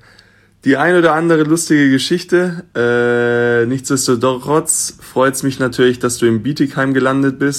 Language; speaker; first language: German; native; German